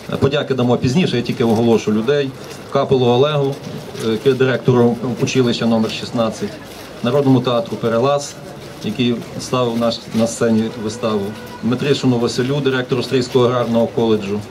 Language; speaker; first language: Ukrainian; native; Ukrainian